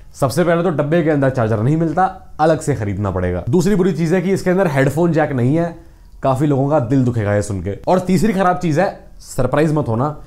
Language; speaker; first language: Hindi; native; Hindi